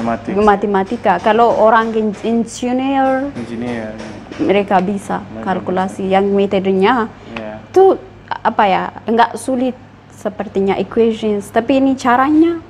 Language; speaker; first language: Indonesian; non-native, learner; Amharic